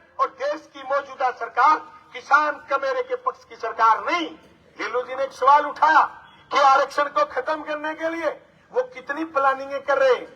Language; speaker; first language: Hindi; native; Hindi